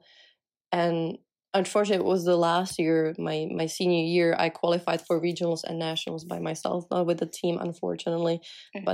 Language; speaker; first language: English; non-native, fluent; Czech